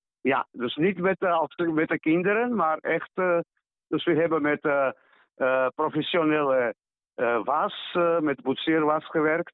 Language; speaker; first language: Dutch; non-native, learner; Georgian